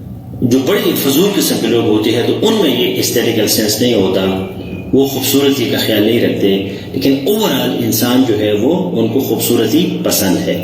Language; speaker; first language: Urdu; non-native, local second language; Pashto